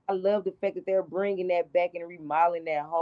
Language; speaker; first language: English; native; English